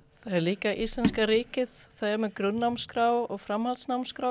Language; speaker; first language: Icelandic; non-native, fluent; Swedish